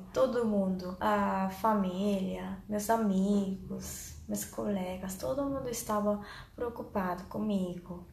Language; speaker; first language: Portuguese; non-native, learner; Korean